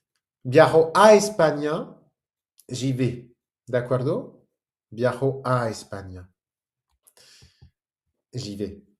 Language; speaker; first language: Spanish; non-native, fluent; French